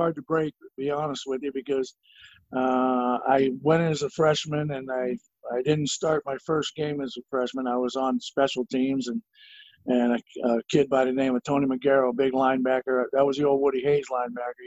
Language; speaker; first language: English; native; English